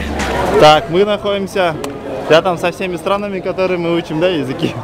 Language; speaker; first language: Russian; non-native, local second language; Kyrgyz